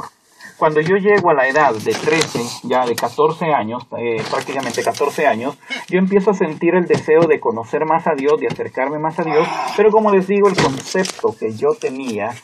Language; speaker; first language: Spanish; native; Spanish